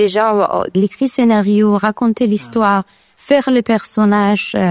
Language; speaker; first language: French; non-native, learner; Persian